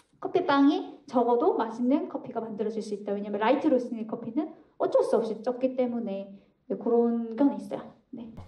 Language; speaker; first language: Korean; native; Korean